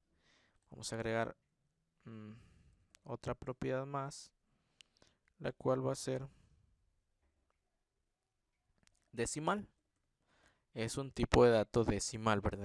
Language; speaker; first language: Spanish; native; Spanish